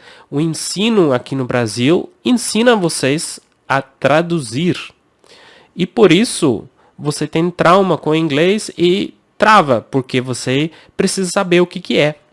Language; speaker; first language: Portuguese; non-native, fluent; English